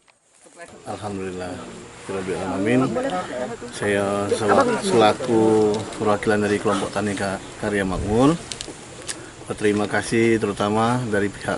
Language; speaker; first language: Indonesian; native; Indonesian